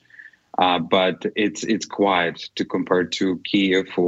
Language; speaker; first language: English; non-native, fluent; Ukrainian